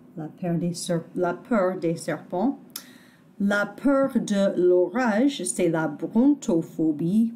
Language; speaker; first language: French; non-native, fluent; English